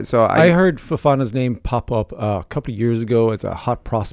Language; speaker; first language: English; native; English